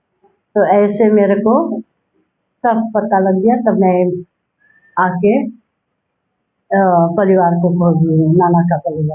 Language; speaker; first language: Hindi; early bilingual, heritage; Hindi